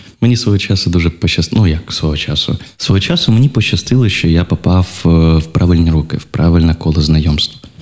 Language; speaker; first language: Ukrainian; non-native, local second language; Russian